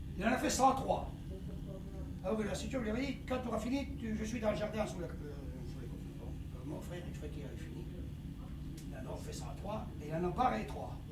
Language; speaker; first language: French; native; French